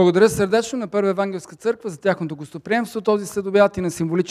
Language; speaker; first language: Bulgarian; native; Bulgarian